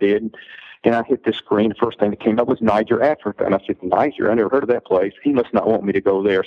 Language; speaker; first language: English; native; English